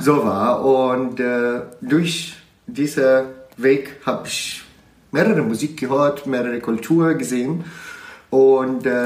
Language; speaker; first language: German; non-native, learner; Arabic